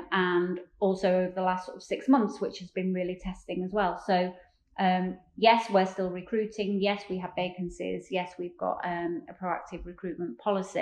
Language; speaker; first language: English; native; English